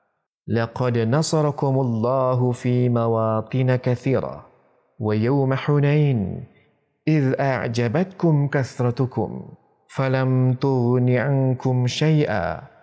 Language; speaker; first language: Indonesian; native; Indonesian